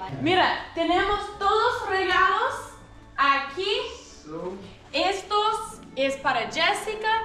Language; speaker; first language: Spanish; non-native, learner; English